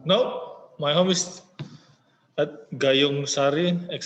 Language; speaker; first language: English; non-native, learner; Indonesian